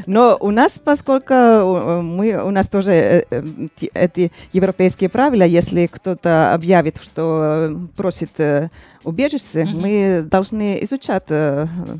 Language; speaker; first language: Russian; non-native, fluent; Finnish